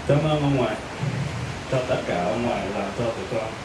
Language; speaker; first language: Vietnamese; early bilingual, heritage; Vietnamese